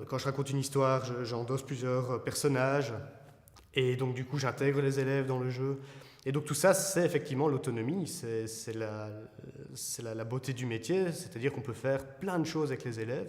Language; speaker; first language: French; native; French